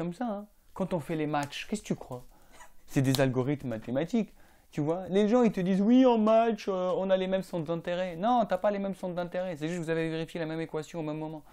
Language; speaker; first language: French; non-native, local second language; Arabic